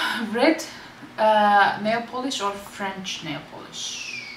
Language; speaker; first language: English; non-native, fluent; Turkish